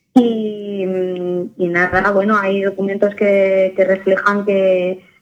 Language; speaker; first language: Spanish; native; Spanish